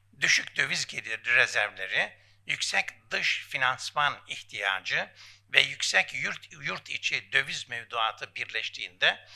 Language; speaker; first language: Turkish; native; Turkish